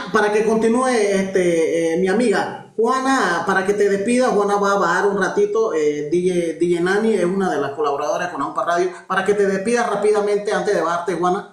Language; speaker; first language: Spanish; non-native, local second language; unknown